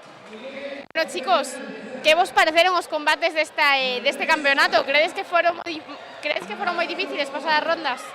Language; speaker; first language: Galician; native; Galician